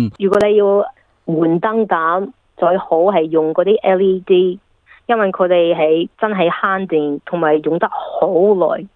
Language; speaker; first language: Cantonese; early bilingual, heritage; English